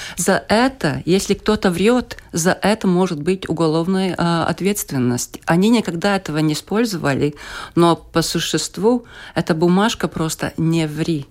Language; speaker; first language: Russian; non-native, local second language; Latvian